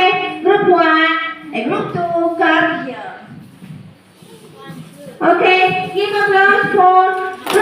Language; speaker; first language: English; non-native, learner; Indonesian